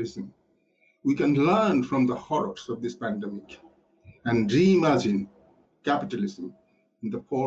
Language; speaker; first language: English; non-native, local second language; Bangla